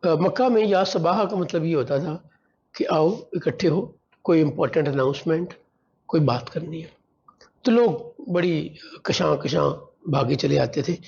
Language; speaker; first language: Urdu; non-native, local second language; Punjabi